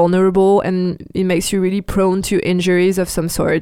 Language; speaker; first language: English; non-native, fluent; French